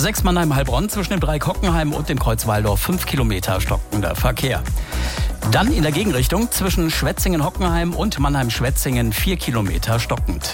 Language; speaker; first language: German; native; German